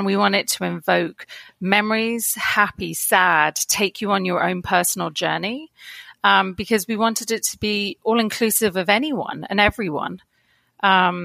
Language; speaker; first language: English; native; English